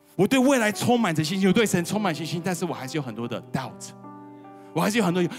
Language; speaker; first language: Chinese; early bilingual, heritage; Chinese